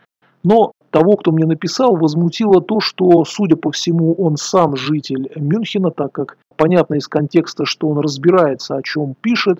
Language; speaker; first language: Russian; native; Russian